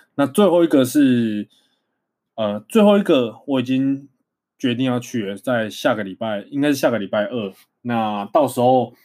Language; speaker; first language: Chinese; native; Chinese